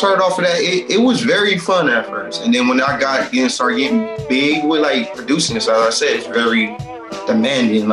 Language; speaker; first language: English; native; English